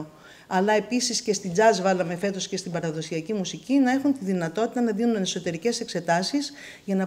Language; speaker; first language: Greek; native; Greek